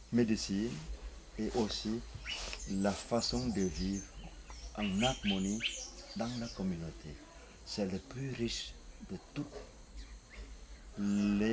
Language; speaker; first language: French; non-native, fluent; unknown